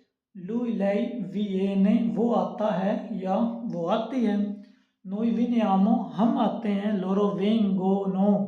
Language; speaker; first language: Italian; non-native, learner; Urdu